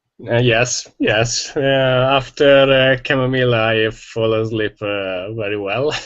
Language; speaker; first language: English; non-native, learner; Italian